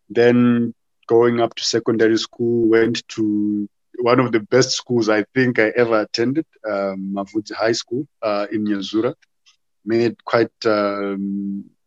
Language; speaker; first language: English; non-native, local second language; Shona